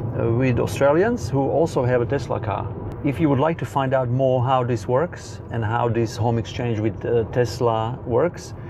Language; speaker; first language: English; non-native, fluent; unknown